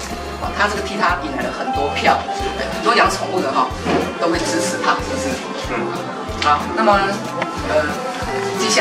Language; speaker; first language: Chinese; native; Chinese